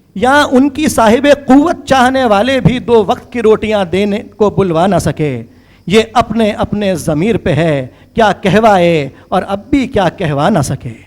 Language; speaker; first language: Urdu; native; Urdu